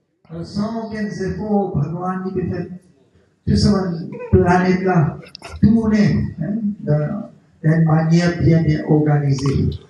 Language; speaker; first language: French; non-native, local second language; Morisyen